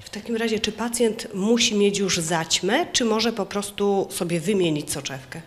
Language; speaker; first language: Polish; native; Polish